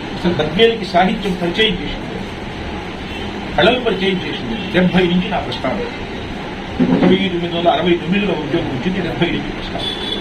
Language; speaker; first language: Telugu; native; Telugu